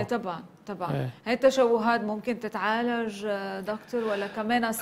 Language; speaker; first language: Arabic; native; Arabic